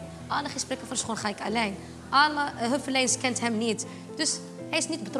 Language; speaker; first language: Dutch; non-native, fluent; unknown